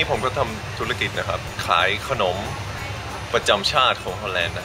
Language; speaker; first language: Thai; non-native, fluent; Dutch